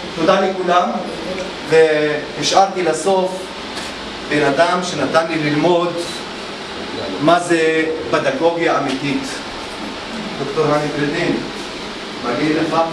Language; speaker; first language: Hebrew; non-native, local second language; Arabic